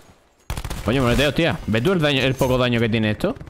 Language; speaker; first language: Spanish; native; Spanish